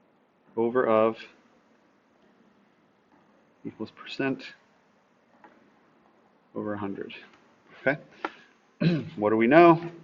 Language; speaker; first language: English; native; English